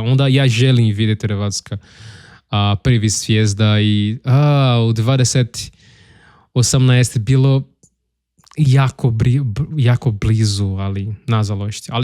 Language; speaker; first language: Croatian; non-native, learner; Portuguese